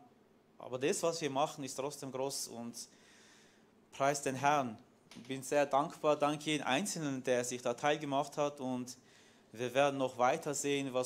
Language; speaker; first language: German; non-native, fluent; Armenian